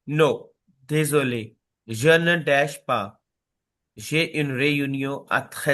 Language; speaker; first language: French; non-native, fluent; Hindi